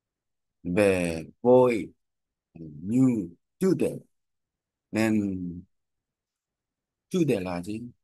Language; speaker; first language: Vietnamese; non-native, learner; Korean